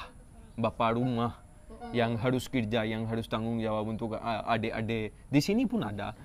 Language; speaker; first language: Indonesian; non-native, fluent; Urdu